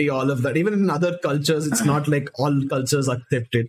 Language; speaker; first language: English; non-native, local second language; Tamil